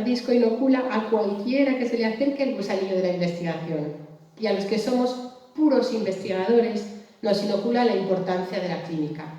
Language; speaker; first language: Spanish; native; Spanish